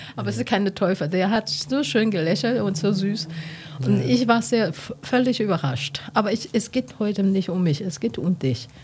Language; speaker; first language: German; non-native, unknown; Chinese